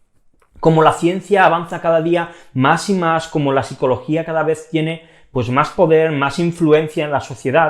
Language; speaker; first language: Spanish; native; Spanish